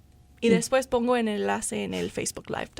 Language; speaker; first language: Spanish; non-native, fluent; English